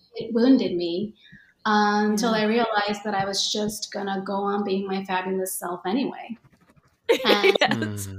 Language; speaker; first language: English; early bilingual, other home language; Japanese